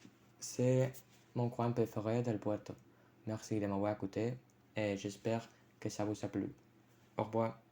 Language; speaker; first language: French; non-native, fluent; Spanish